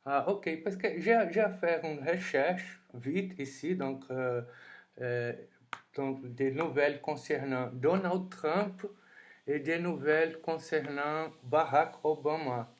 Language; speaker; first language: French; non-native, fluent; Portuguese